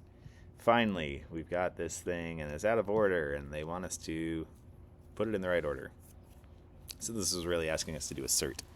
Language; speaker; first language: English; native; English